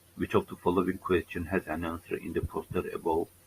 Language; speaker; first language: English; non-native, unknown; Turkish